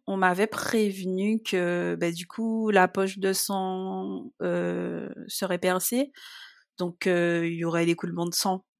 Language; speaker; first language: French; native; French